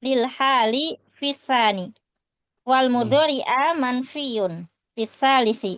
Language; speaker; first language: Arabic; non-native, learner; Indonesian